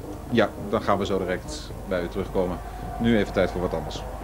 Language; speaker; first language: Dutch; native; Dutch